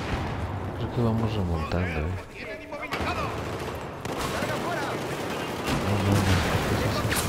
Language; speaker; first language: Spanish; native; Spanish